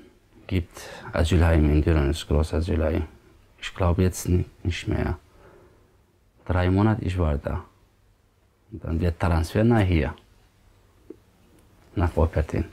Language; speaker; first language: German; non-native, learner; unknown